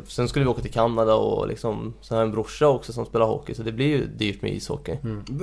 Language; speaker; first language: Swedish; early bilingual, other home language; Hungarian